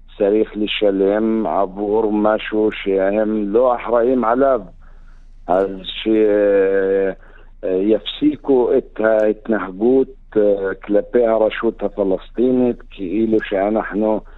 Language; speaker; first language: Hebrew; non-native, fluent; Arabic